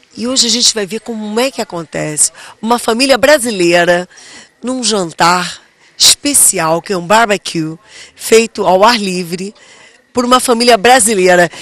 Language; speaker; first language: Portuguese; native; Portuguese